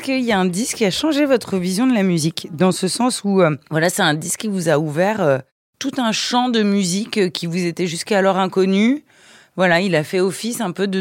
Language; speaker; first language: French; native; French